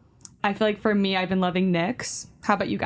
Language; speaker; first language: English; native; English